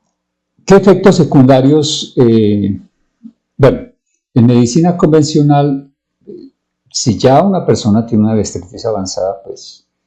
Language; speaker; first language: Spanish; native; Spanish